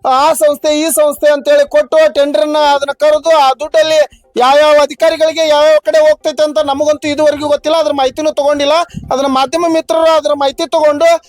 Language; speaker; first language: Kannada; native; Kannada